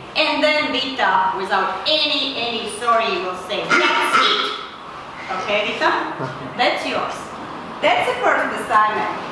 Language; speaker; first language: English; non-native, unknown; Latvian